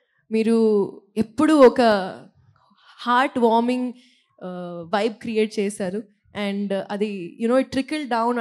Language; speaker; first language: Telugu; non-native, local second language; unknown